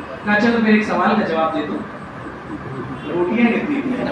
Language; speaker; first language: Urdu; native; Urdu